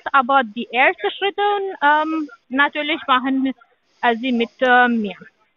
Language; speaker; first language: German; non-native, learner; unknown